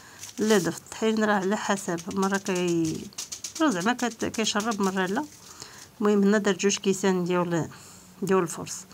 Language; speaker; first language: Arabic; native; Arabic